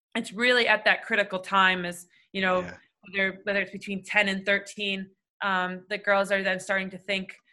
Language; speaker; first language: English; native; English